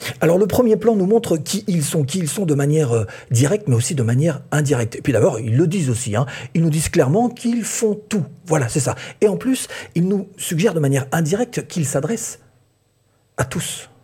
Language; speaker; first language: French; native; French